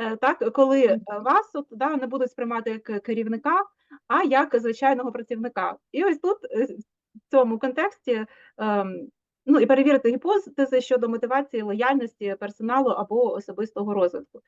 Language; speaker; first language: Ukrainian; native; Ukrainian